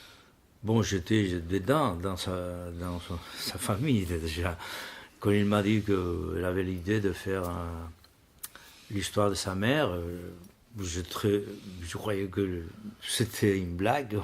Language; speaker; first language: French; non-native, learner; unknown